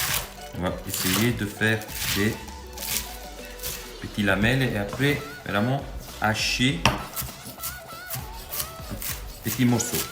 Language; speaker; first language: French; non-native, fluent; Italian